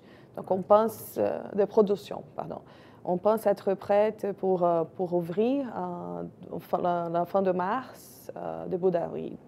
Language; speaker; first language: French; non-native, fluent; Portuguese